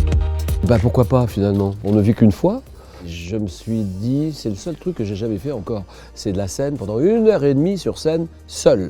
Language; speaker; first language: French; native; French